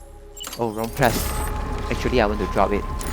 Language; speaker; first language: English; non-native, learner; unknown